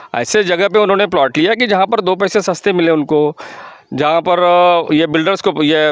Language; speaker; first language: Hindi; non-native, local second language; Marathi